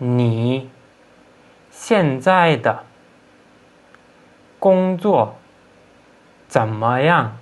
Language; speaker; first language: Chinese; non-native, fluent; Turkmen